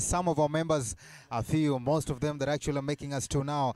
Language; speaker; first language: English; non-native, local second language; Luo (Kenya and Tanzania)